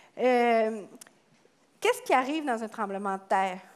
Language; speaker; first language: French; native; French